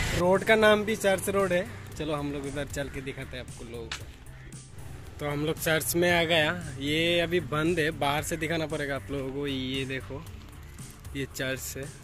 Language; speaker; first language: Hindi; non-native, local second language; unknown